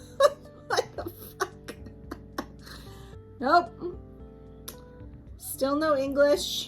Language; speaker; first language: English; native; English